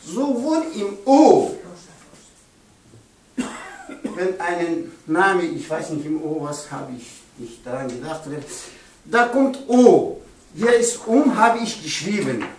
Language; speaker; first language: German; non-native, learner; Pashto